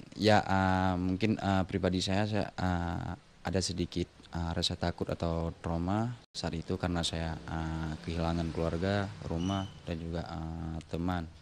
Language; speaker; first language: Indonesian; non-native, local second language; Achinese